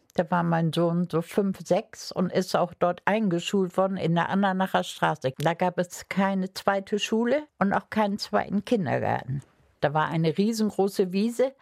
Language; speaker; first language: German; native; German